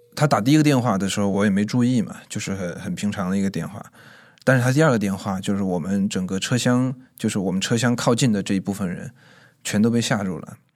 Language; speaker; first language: Chinese; native; Chinese